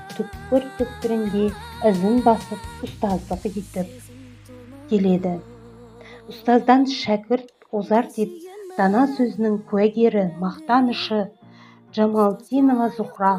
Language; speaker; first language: Kazakh; non-native, local second language; Uyghur